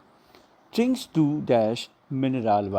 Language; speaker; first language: German; non-native, learner; Hindi